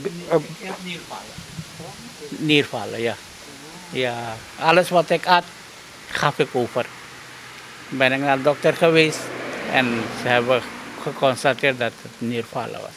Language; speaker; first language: Dutch; non-native, local second language; Caribbean Hindustani